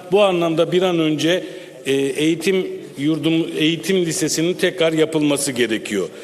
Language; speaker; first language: Turkish; native; Turkish